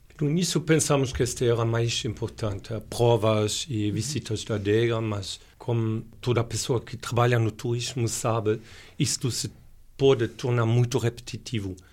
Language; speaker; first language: Portuguese; non-native, fluent; German